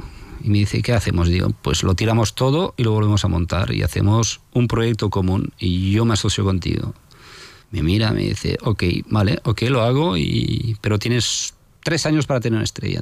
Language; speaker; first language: Spanish; non-native, fluent; French